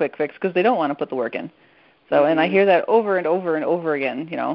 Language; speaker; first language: English; non-native, fluent; French